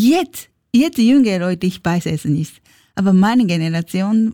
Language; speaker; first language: German; non-native, learner; Japanese